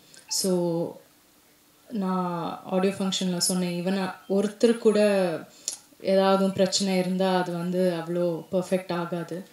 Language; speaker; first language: Tamil; non-native, local second language; Malayalam